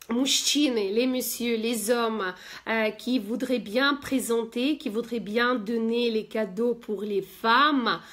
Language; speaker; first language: French; non-native, fluent; Russian